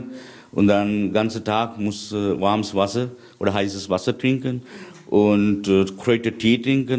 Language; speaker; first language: German; non-native, learner; Sinhala